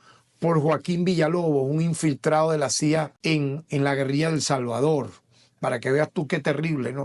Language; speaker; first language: Spanish; native; Spanish